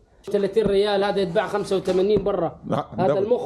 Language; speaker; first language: Arabic; native; Arabic